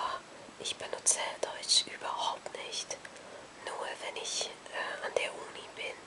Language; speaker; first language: German; non-native, fluent; Hungarian